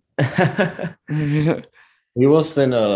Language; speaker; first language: English; non-native, fluent; Czech